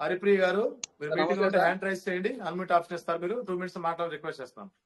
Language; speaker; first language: Telugu; native; Telugu